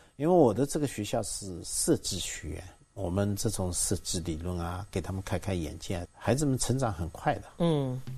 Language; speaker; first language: Chinese; native; Chinese